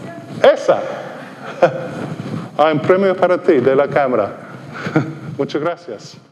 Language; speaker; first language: Spanish; non-native, fluent; English